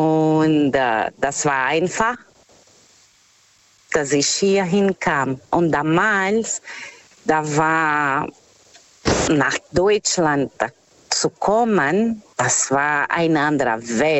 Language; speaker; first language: German; non-native, fluent; Portuguese